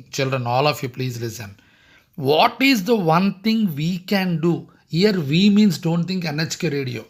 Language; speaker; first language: English; non-native, local second language; Telugu